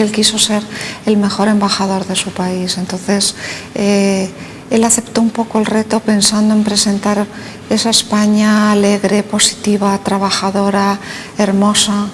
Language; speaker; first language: Spanish; native; Spanish